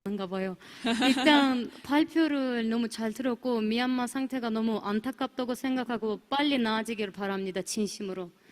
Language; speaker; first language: Korean; non-native, fluent; Turkish